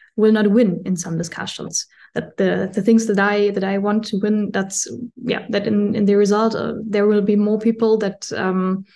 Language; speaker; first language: English; non-native, fluent; German